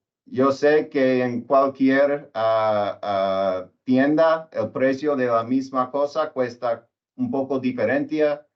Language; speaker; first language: Spanish; non-native, learner; English